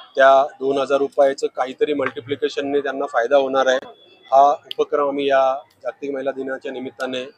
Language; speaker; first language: Marathi; native; Marathi